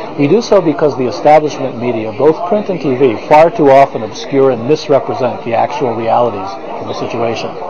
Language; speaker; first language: English; native; English